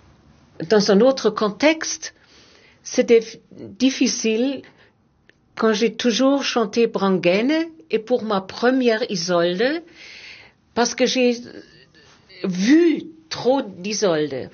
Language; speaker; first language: French; non-native, fluent; German